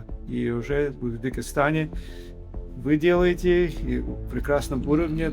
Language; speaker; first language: Russian; early bilingual, heritage; English